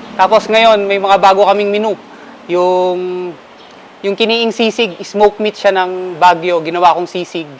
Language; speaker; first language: Filipino; non-native, local second language; Iloko